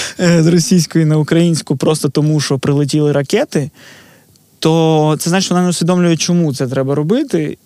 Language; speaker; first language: Ukrainian; non-native, local second language; Russian